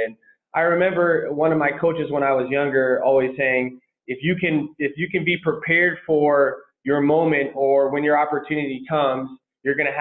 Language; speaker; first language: English; native; English